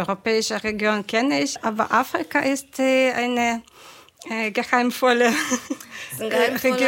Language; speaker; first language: German; non-native, fluent; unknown